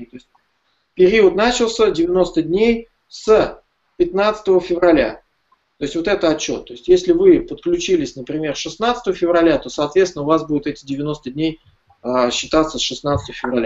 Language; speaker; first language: Russian; native; Russian